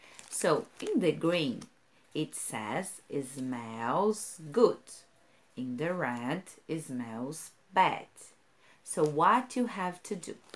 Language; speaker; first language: English; non-native, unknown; Portuguese